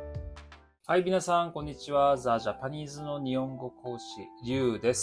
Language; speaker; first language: Japanese; non-native, fluent; Korean